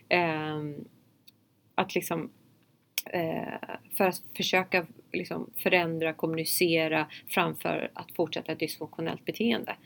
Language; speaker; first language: Swedish; early bilingual, other home language; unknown